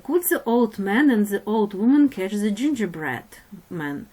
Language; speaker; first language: English; non-native, fluent; Ukrainian